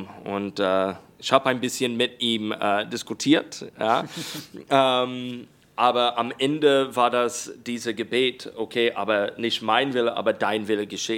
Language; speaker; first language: German; non-native, learner; English